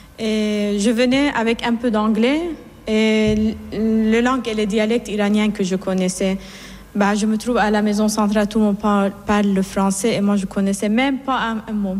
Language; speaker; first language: French; non-native, fluent; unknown